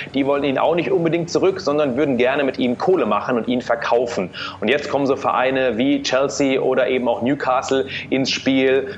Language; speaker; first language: German; native; German